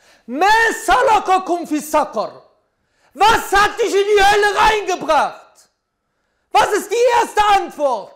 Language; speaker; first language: German; native; German